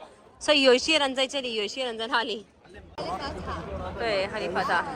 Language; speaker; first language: Chinese; non-native, fluent; Urdu